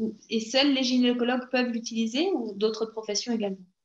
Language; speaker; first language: French; native; French